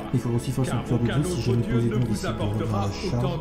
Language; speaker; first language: French; native; French